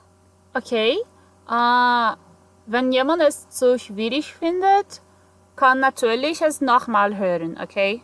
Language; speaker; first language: German; non-native, fluent; Portuguese